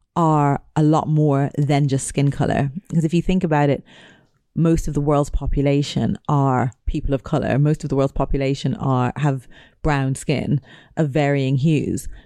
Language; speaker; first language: English; native; English